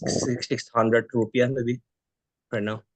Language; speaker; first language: English; non-native, learner; Indonesian